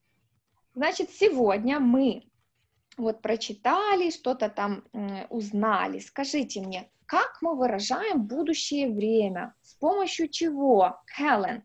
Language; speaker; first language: Russian; native; Russian